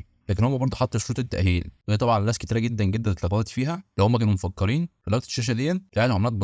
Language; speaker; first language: Arabic; native; Arabic